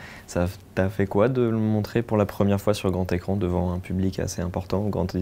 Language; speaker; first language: French; native; French